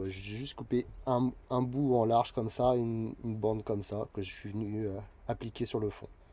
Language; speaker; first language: French; native; French